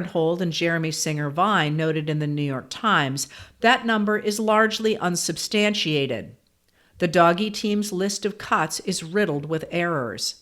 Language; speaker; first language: English; native; English